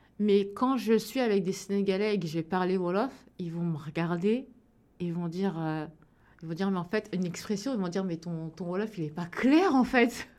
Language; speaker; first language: French; early bilingual, other home language; Wolof